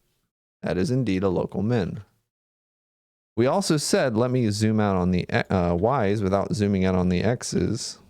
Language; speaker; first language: English; native; English